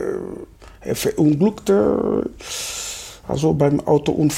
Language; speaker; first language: German; non-native, fluent; Lingala